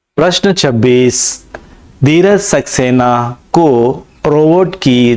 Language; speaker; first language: Hindi; non-native, local second language; Kannada